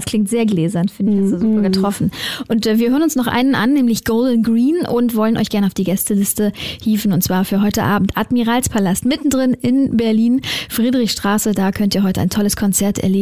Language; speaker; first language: German; native; German